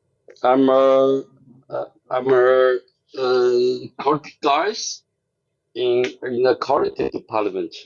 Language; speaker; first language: English; non-native, learner; Chinese